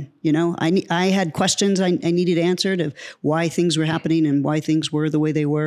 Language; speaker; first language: English; native; English